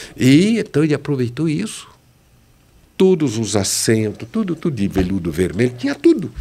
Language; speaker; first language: Portuguese; non-native, fluent; French